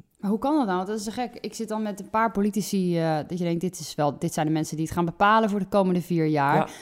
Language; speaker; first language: Dutch; native; Dutch